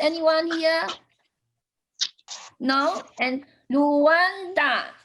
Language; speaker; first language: English; non-native, fluent; Chinese